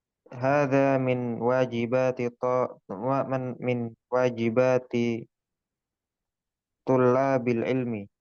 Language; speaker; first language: Arabic; non-native, learner; Indonesian